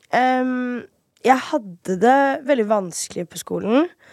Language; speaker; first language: Norwegian; early bilingual, heritage; Norwegian